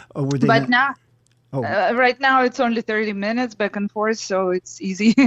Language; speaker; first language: English; non-native, fluent; Russian